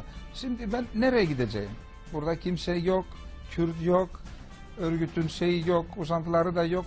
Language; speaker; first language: Turkish; non-native, fluent; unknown